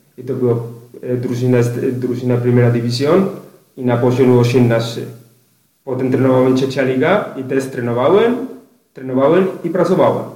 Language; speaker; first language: Polish; non-native, learner; Spanish